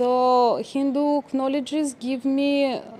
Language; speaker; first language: English; non-native, learner; Ukrainian